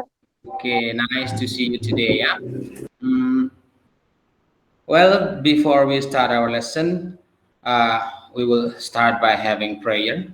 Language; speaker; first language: English; non-native, fluent; Indonesian